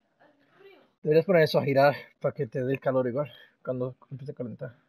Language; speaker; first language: Spanish; early bilingual, heritage; Spanish